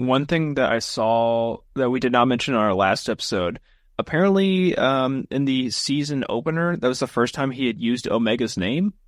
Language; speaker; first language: English; native; English